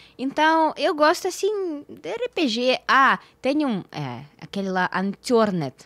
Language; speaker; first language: Portuguese; non-native, fluent; Russian